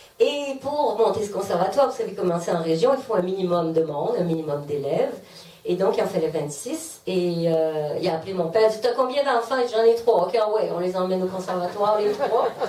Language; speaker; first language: French; native; French